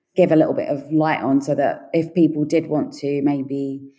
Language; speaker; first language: English; native; English